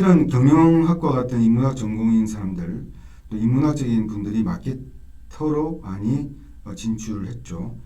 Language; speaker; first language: Korean; native; Korean